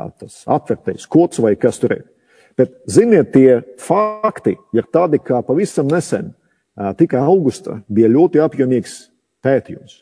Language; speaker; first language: Latvian; non-native, local second language; Russian